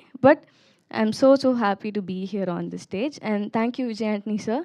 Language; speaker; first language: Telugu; non-native, learner; Tamil